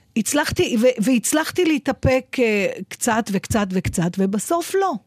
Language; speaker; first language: Hebrew; native; Hebrew